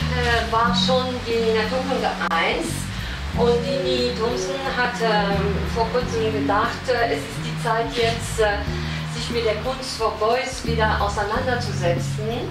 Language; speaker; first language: German; non-native, fluent; French